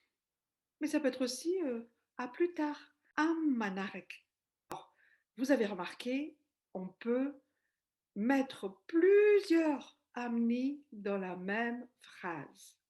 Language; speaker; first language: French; non-native, local second language; Malagasy